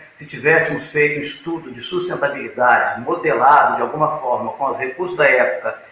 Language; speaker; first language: Portuguese; native; Portuguese